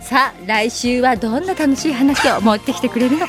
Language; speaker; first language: Japanese; native; Japanese